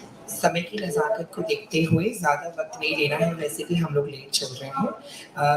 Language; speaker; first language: Hindi; native; Hindi